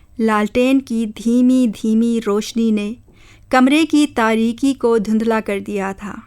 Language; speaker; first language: Urdu; non-native, local second language; Khowar